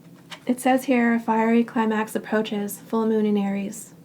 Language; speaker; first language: English; native; English